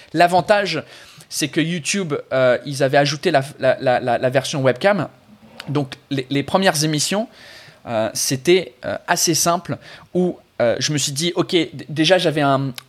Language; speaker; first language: French; non-native, fluent; English